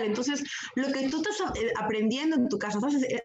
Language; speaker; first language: Spanish; native; Spanish